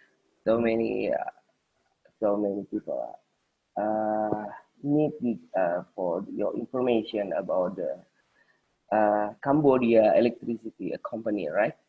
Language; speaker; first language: English; non-native, learner; Indonesian